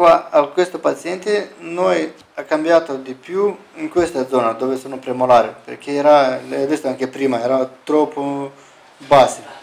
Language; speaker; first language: Italian; non-native, fluent; Romanian